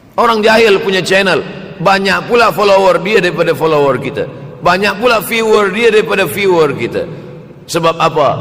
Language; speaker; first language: Malay; native; Malay